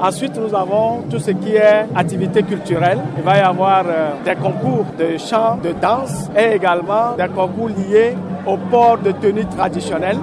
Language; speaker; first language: French; non-native, local second language; Ewe